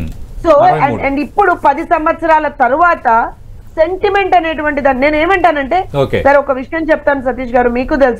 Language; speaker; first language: Telugu; native; Telugu